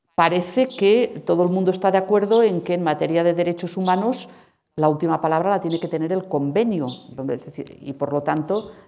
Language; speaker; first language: Spanish; non-native, local second language; Catalan